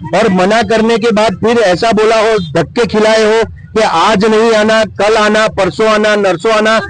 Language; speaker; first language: Hindi; non-native, local second language; Gujarati